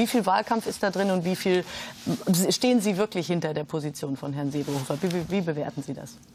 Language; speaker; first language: German; native; German